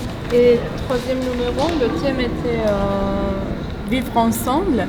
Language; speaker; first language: French; non-native, fluent; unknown